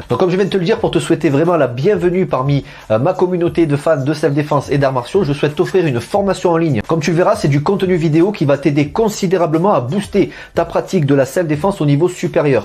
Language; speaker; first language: French; native; French